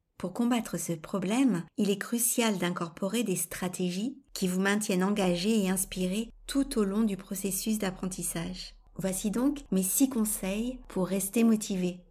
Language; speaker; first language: French; native; French